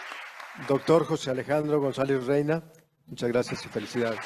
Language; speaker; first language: Spanish; native; Spanish